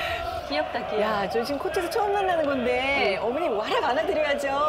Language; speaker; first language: Korean; native; Korean